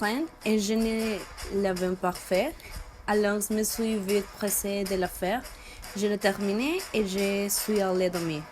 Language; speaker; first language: French; non-native, learner; Spanish